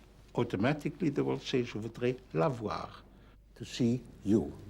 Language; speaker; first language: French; non-native, fluent; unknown